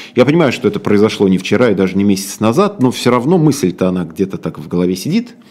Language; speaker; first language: Russian; native; Russian